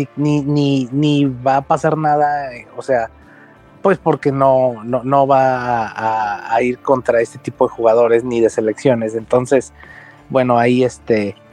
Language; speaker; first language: Spanish; native; Spanish